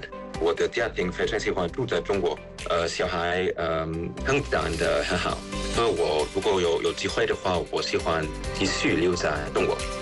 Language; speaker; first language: Chinese; non-native, fluent; German